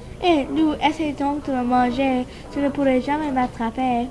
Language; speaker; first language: French; non-native, learner; English